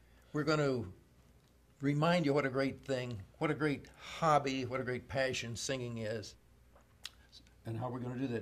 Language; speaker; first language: English; native; English